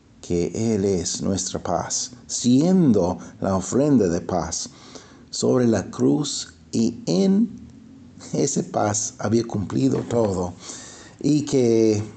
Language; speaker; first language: Spanish; non-native, fluent; English